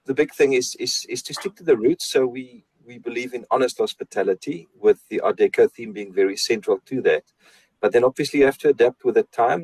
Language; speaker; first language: English; non-native, local second language; Afrikaans